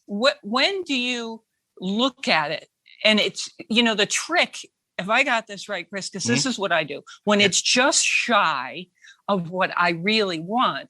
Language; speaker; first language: English; native; English